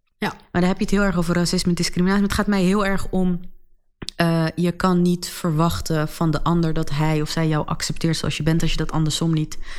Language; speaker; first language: Dutch; early bilingual, other home language; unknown